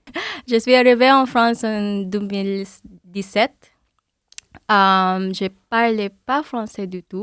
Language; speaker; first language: French; non-native, fluent; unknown